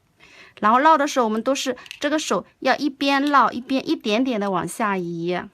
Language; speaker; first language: Chinese; native; Chinese